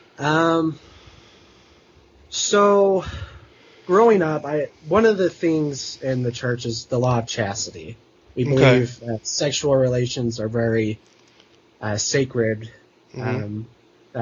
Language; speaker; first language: English; native; English